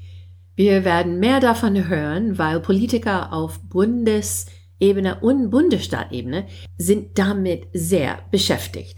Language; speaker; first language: German; non-native, fluent; English